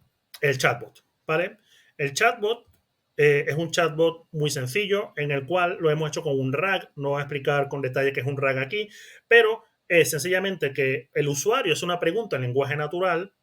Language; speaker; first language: Spanish; native; Spanish